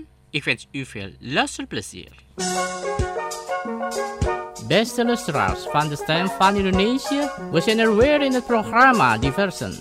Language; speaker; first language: Dutch; non-native, fluent; Indonesian